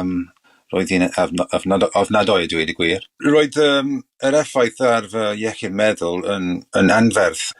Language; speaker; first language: Welsh; non-native, local second language; English